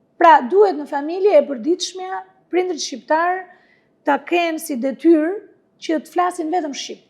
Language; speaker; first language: Albanian; non-native, local second language; Greek